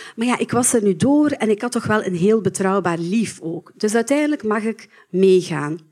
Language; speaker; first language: Dutch; native; Dutch